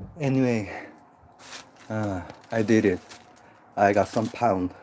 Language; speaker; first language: English; non-native, learner; Korean